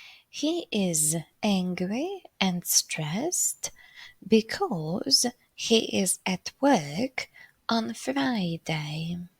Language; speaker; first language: English; non-native, fluent; Polish